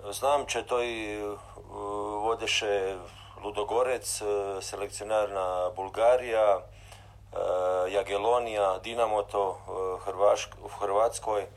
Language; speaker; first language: Bulgarian; non-native, learner; Croatian